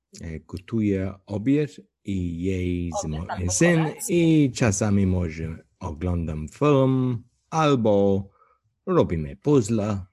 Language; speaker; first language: Polish; non-native, learner; English